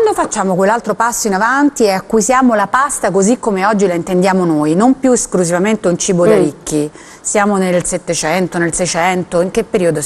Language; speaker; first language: Italian; native; Italian